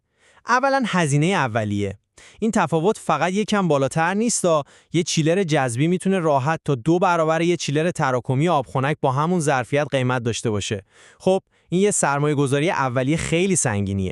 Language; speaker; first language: Persian; native; Persian